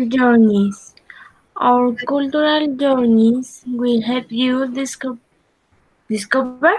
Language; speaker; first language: English; non-native, learner; Spanish